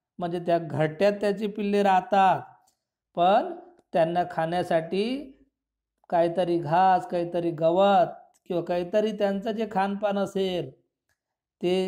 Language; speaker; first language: Marathi; non-native, local second language; Urdu